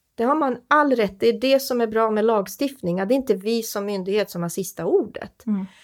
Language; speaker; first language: Swedish; non-native, fluent; Croatian